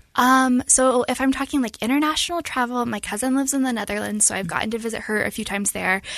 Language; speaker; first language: English; native; English